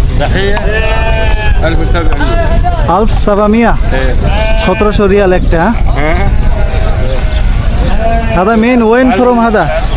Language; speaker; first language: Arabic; non-native, learner; Bangla